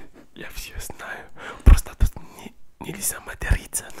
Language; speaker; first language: Russian; non-native, learner; French